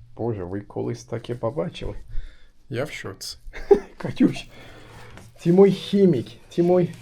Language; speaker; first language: Ukrainian; non-native, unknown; Turkish